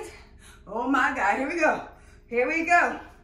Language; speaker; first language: English; native; English